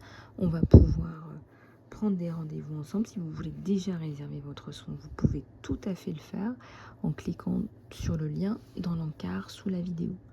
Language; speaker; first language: French; native; French